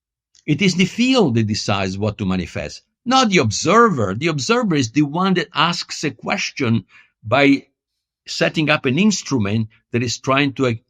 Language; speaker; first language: English; non-native, fluent; Italian